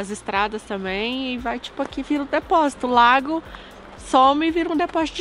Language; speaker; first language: Portuguese; native; Portuguese